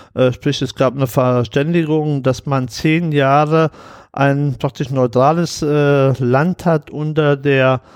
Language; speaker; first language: German; native; German